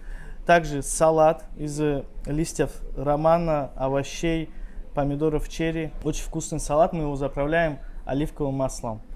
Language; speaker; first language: Russian; native; Russian